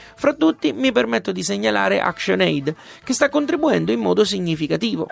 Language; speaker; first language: Italian; native; Italian